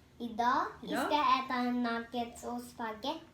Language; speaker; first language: Swedish; early bilingual, other home language; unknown